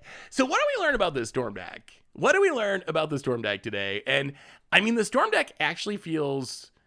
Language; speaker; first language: English; native; English